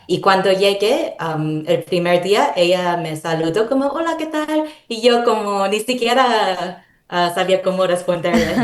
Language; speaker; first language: Spanish; non-native, fluent; Korean